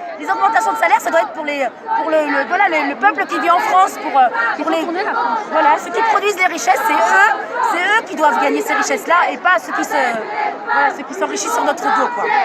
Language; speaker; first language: French; native; French